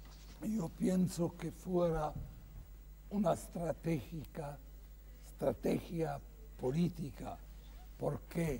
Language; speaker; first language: Spanish; non-native, fluent; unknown